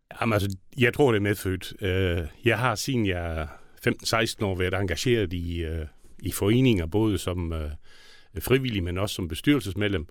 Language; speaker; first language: Danish; native; Danish